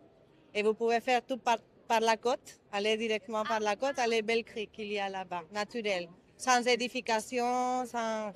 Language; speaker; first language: French; non-native, learner; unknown